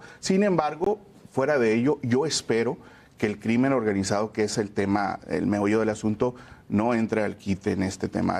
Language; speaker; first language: Spanish; native; Spanish